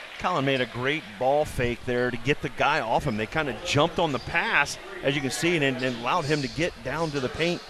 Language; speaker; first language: English; native; English